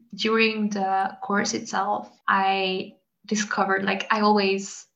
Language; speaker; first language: English; non-native, fluent; Hungarian